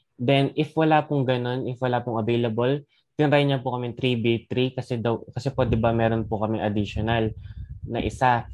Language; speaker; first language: Filipino; non-native, local second language; Pampanga